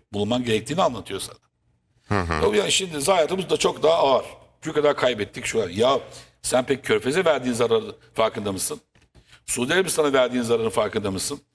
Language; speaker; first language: Turkish; native; Turkish